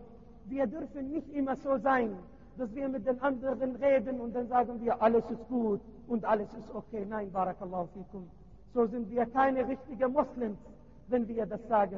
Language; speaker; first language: German; non-native, learner; Arabic